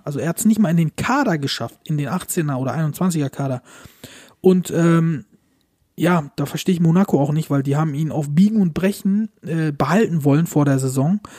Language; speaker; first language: German; early bilingual, other home language; Turkish